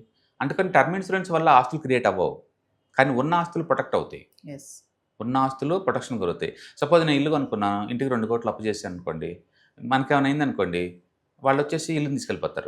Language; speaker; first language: Telugu; native; Telugu